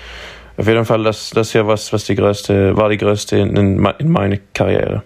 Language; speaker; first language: German; non-native, fluent; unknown